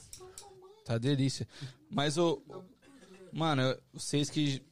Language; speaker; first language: Portuguese; native; Portuguese